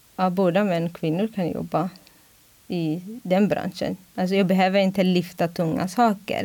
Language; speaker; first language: Swedish; non-native, fluent; Amharic